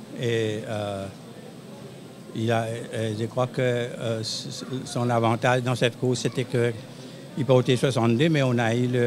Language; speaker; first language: French; non-native, local second language; Morisyen